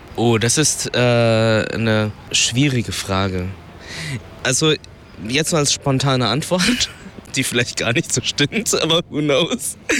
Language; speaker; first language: German; early bilingual, other home language; Vietnamese